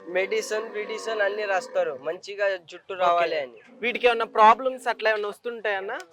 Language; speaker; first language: Telugu; non-native, local second language; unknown